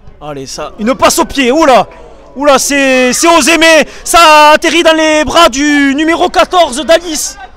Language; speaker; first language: French; native; French